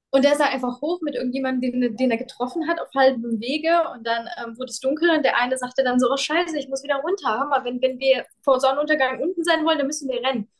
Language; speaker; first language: German; early bilingual, other home language; Russian